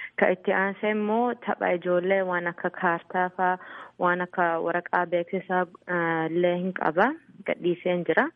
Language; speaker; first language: Oromo; early bilingual, heritage; Oromo